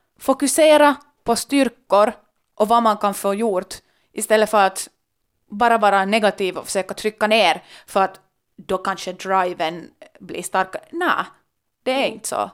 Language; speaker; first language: Swedish; native; Swedish